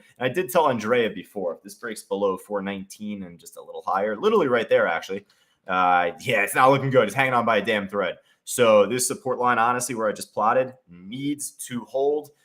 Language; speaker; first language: English; native; English